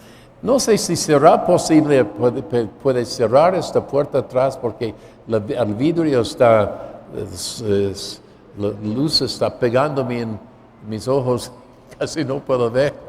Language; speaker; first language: Spanish; non-native, fluent; English